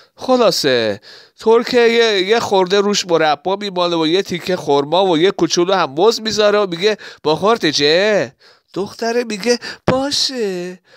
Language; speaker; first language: Persian; non-native, local second language; Assyrian Neo-Aramaic